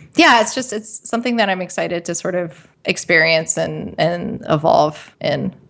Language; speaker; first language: English; native; English